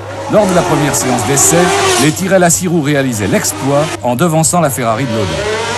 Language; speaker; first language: French; native; French